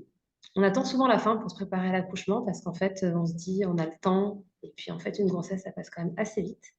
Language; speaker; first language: French; native; French